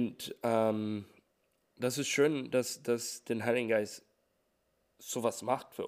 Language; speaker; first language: German; non-native, learner; English